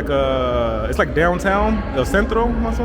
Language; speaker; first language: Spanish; non-native, learner; English